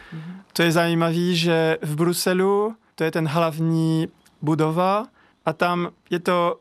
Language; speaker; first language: Czech; non-native, learner; French